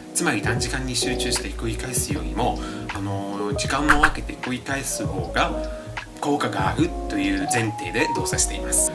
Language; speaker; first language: Japanese; non-native, fluent; Italian